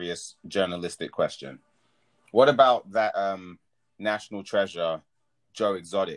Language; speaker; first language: English; native; English